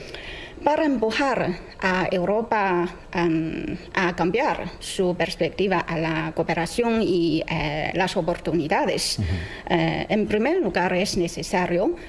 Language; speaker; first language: Spanish; non-native, fluent; Chinese